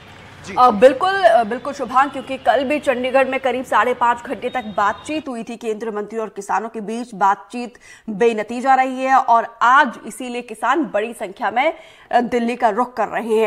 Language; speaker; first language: Hindi; native; Hindi